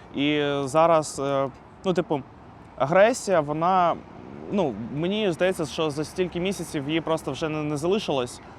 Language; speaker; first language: Ukrainian; native; Ukrainian